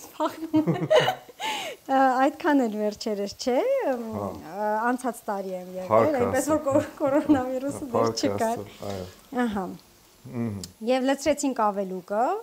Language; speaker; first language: Armenian; native; Armenian